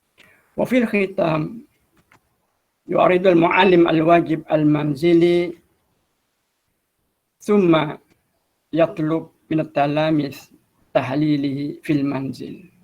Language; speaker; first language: Arabic; non-native, fluent; Malay